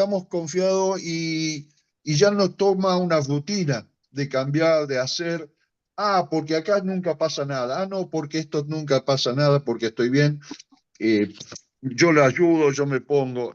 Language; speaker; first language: Spanish; native; Spanish